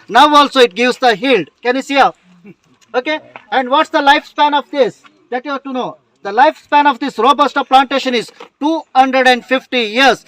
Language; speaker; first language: English; non-native, local second language; Malayalam